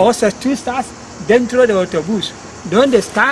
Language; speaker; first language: Spanish; non-native, learner; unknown